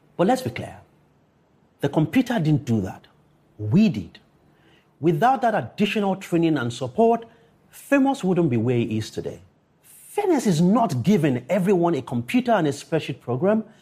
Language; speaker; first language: English; non-native, local second language; Yoruba